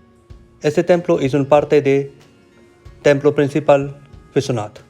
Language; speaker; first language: Spanish; non-native, learner; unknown